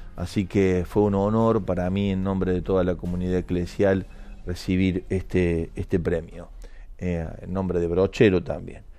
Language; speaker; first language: Spanish; native; Spanish